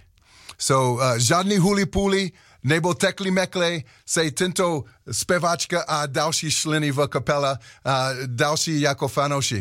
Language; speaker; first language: Czech; non-native, learner; English